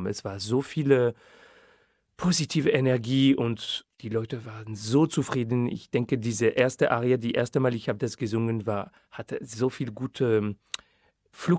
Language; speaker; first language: German; non-native, fluent; French